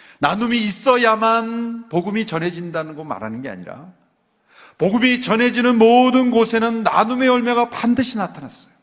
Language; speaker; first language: Korean; native; Korean